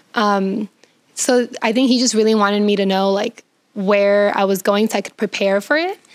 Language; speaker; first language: English; early bilingual, other home language; Spanish